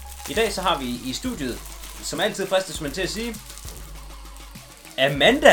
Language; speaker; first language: Danish; native; Danish